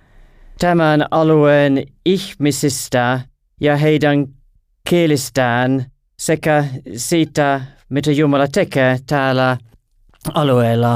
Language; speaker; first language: Finnish; non-native, learner; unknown